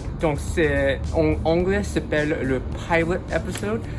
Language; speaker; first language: French; non-native, learner; English